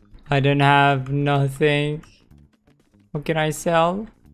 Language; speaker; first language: English; non-native, learner; Albanian